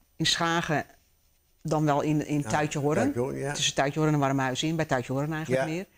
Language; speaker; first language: Dutch; native; Dutch